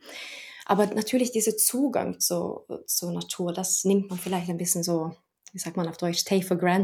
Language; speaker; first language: German; non-native, fluent; Norwegian